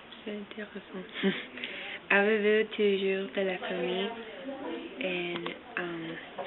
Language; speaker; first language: French; non-native, learner; English